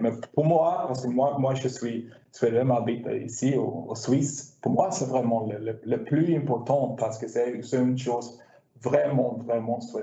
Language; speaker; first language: French; non-native, learner; Swedish